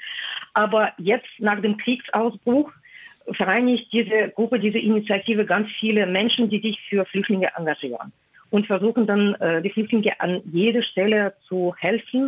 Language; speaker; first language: German; non-native, fluent; Russian